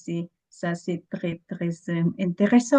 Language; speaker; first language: French; non-native, learner; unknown